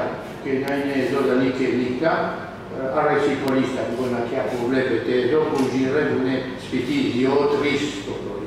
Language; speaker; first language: Greek; non-native, learner; French